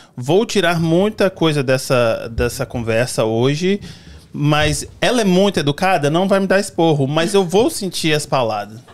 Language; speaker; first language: Portuguese; native; Portuguese